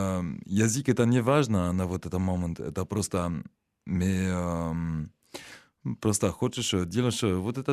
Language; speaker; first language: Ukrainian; non-native, learner; French